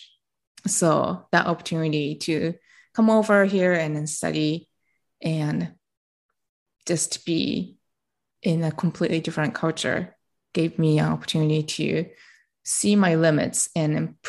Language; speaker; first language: English; non-native, fluent; Japanese